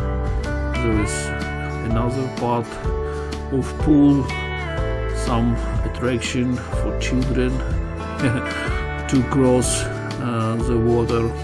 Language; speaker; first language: English; non-native, fluent; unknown